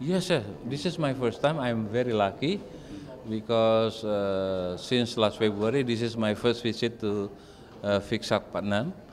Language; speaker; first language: English; non-native, fluent; Indonesian